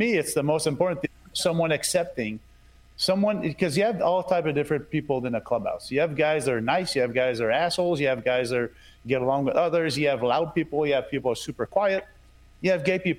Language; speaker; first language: English; non-native, fluent; French